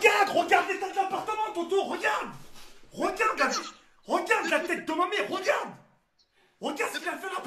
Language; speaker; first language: French; native; French